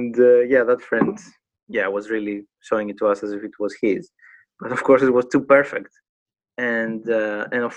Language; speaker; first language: English; non-native, fluent; Greek